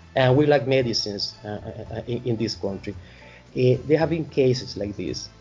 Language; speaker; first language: English; non-native, fluent; Spanish